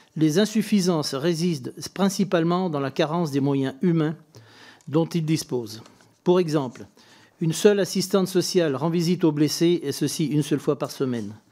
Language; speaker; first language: French; native; French